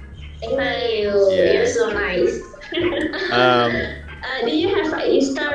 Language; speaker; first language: English; non-native, learner; Indonesian